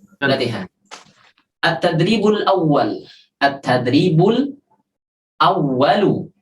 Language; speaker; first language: Arabic; non-native, fluent; Indonesian